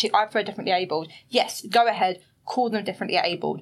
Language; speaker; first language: English; native; English